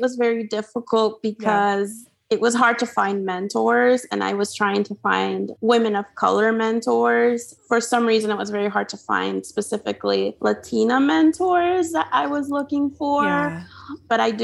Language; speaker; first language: English; non-native, fluent; Spanish